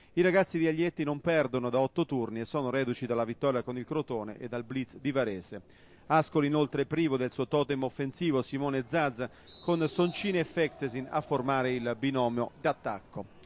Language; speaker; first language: Italian; native; Italian